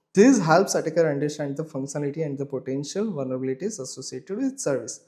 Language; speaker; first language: English; non-native, local second language; Gujarati